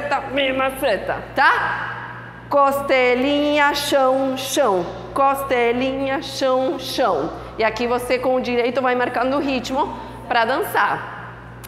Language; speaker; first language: Portuguese; non-native, fluent; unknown